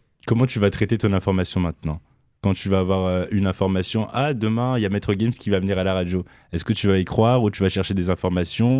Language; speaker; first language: French; native; French